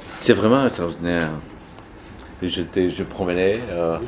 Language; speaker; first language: French; non-native, learner; Portuguese